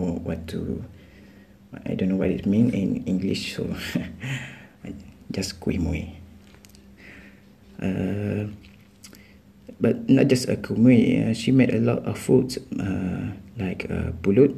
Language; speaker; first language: English; non-native, local second language; Malay